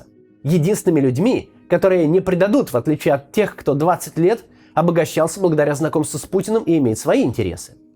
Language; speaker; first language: Russian; native; Russian